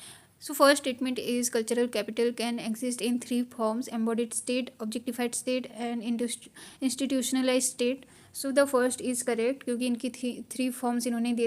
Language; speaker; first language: Hindi; native; Hindi